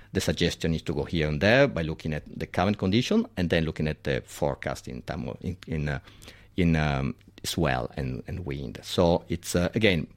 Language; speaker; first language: English; non-native, fluent; Italian